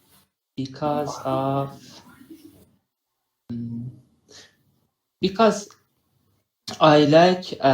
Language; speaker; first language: English; non-native, learner; Persian